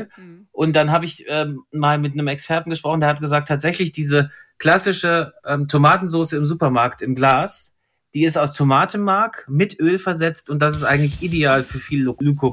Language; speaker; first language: German; native; German